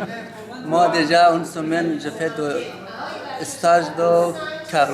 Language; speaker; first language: French; non-native, learner; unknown